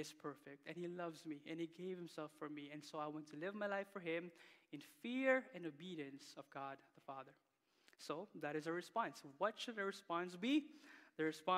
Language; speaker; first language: English; non-native, local second language; Filipino